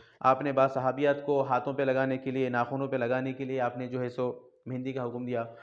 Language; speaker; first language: Urdu; native; Urdu